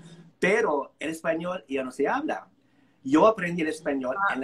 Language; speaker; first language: Spanish; non-native, fluent; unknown